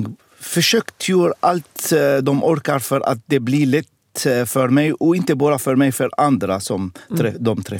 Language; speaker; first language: Swedish; non-native, fluent; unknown